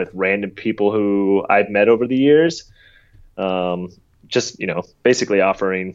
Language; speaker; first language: English; native; English